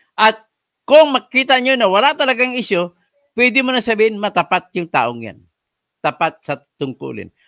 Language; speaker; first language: Filipino; non-native, local second language; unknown